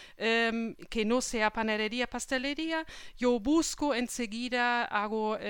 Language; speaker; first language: Spanish; non-native, fluent; German